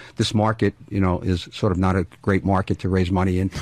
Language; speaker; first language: English; native; English